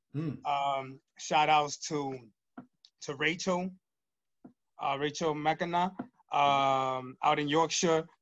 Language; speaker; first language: English; early bilingual, other home language; Spanish